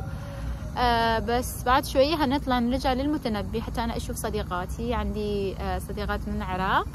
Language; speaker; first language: Arabic; non-native, fluent; Persian